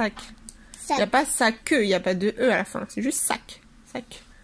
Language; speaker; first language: French; native; French